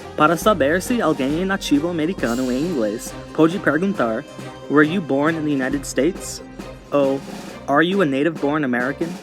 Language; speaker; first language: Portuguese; non-native, fluent; English